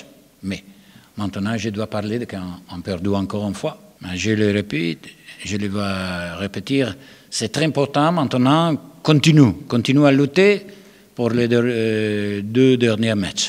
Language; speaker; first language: French; non-native, learner; Spanish